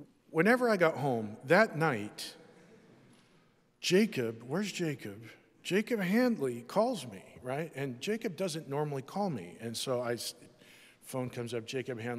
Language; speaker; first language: English; native; English